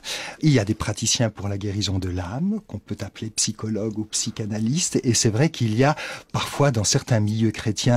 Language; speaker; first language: French; native; French